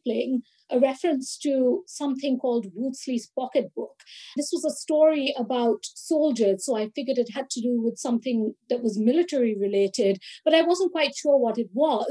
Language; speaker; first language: English; non-native, local second language; Bangla